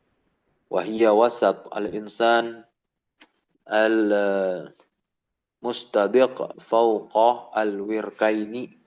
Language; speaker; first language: Arabic; non-native, fluent; Indonesian